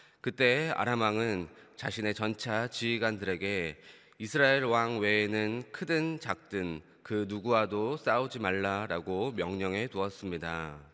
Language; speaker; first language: Korean; native; Korean